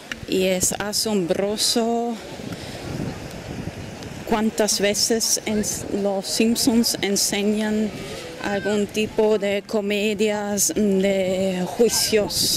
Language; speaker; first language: Spanish; non-native, fluent; German